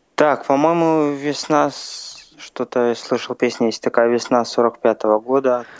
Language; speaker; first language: Russian; native; Russian